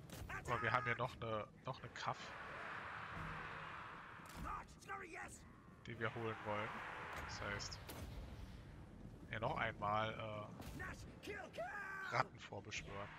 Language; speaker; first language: German; native; German